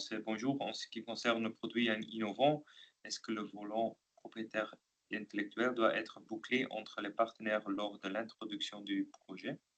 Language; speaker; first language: French; non-native, local second language; Dutch